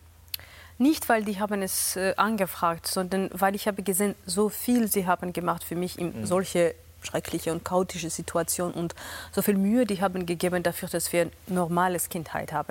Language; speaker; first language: German; non-native, fluent; Georgian